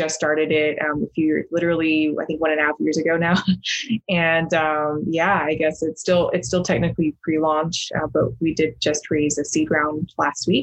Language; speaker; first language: English; native; English